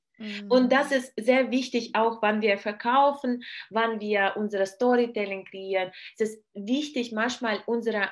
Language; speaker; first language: German; non-native, learner; Russian